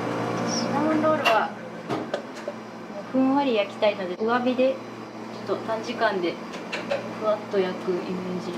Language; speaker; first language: Japanese; native; Japanese